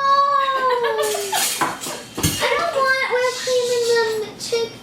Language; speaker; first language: English; native; English